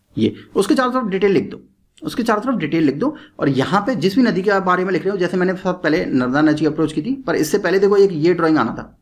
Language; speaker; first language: Hindi; native; Hindi